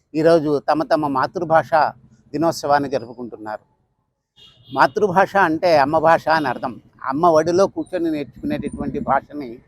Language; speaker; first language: Telugu; native; Telugu